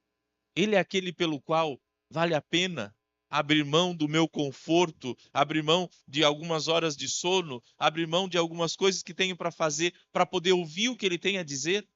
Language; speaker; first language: Portuguese; native; Portuguese